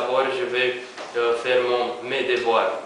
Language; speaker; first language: French; non-native, learner; Romanian